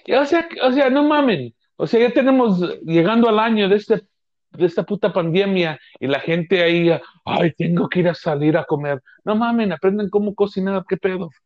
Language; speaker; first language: Spanish; early bilingual, heritage; Spanish